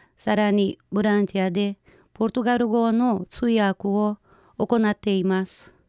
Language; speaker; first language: Japanese; non-native, fluent; Portuguese